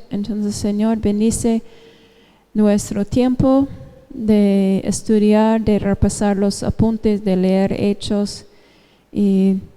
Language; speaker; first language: Spanish; non-native, fluent; English